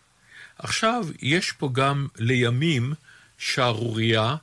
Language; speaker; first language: Hebrew; native; Hebrew